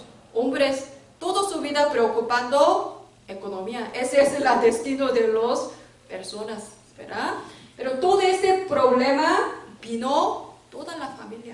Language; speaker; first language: Spanish; non-native, learner; Korean